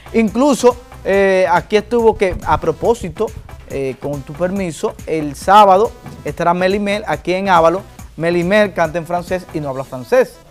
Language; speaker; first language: Spanish; native; Spanish